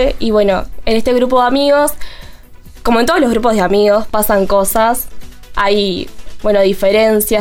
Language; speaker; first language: Spanish; native; Spanish